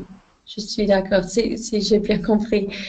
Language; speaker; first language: French; non-native, fluent; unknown